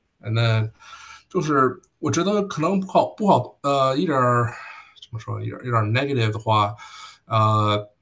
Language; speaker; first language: Chinese; early bilingual, heritage; Chinese